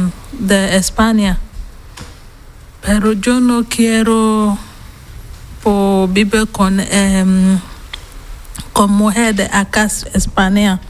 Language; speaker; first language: Spanish; non-native, learner; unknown